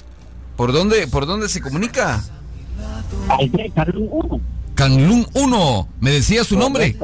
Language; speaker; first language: Spanish; native; Spanish